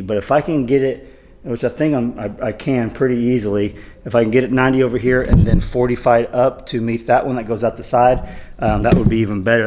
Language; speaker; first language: English; native; English